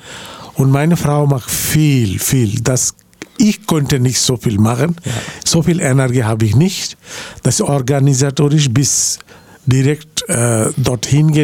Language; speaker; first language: German; non-native, learner; Bangla